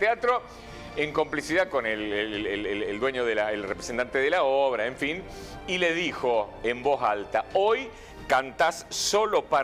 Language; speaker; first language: Spanish; native; Spanish